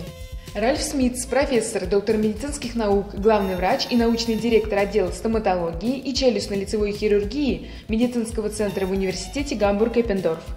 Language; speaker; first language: Russian; native; Russian